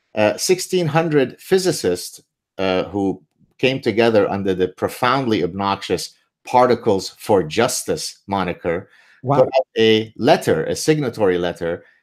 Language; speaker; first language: English; early bilingual, other home language; Arabic